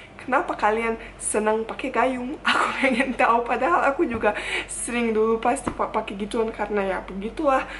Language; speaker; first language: Indonesian; non-native, fluent; Bosnian